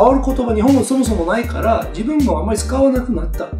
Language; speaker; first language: Japanese; non-native, fluent; English